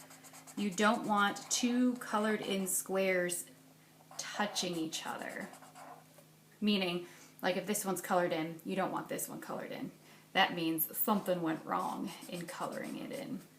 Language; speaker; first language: English; native; English